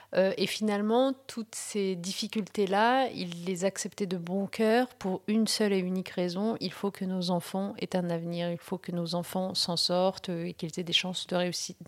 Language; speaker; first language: French; early bilingual, other home language; Riffian